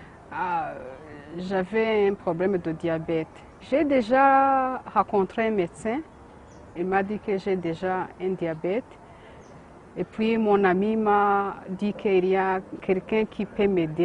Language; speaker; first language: French; non-native, learner; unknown